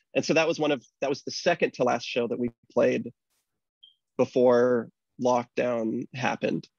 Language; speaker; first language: English; native; English